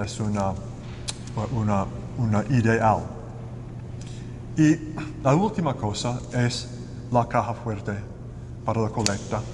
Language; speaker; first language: Spanish; non-native, learner; English